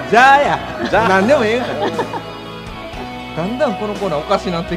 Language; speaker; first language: Japanese; native; Japanese